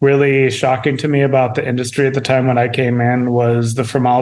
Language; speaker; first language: English; native; English